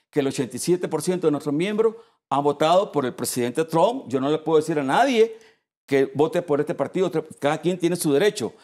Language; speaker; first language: Spanish; native; Spanish